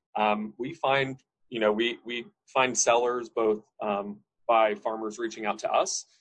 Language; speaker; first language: English; native; English